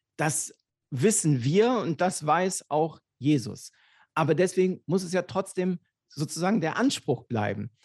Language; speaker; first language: German; native; German